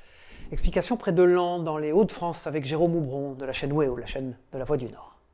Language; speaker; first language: French; native; French